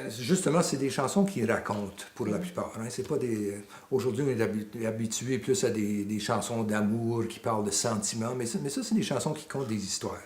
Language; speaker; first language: French; native; French